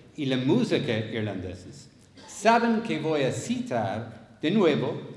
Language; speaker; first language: Spanish; non-native, fluent; English